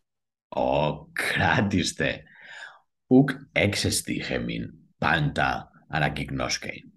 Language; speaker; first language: Greek; non-native, learner; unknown